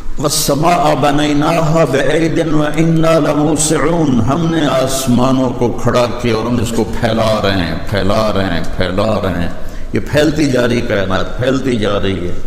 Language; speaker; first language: Urdu; non-native, local second language; Punjabi